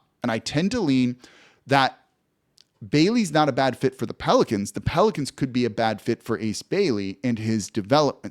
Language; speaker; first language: English; native; English